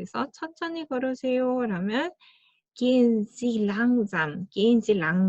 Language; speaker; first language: German; non-native, fluent; Korean